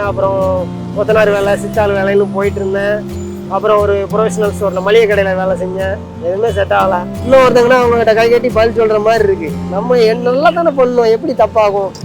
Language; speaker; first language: Tamil; native; Tamil